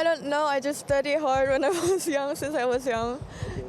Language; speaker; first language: English; non-native, fluent; Korean